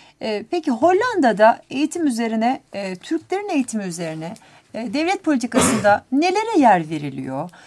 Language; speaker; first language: Turkish; native; Turkish